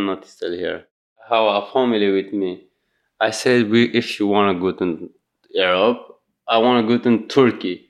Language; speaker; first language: English; non-native, learner; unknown